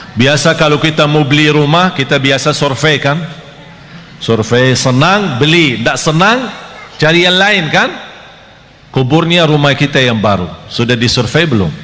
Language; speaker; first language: Malay; non-native, fluent; Arabic